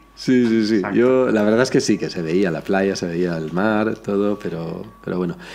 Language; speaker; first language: Spanish; native; Spanish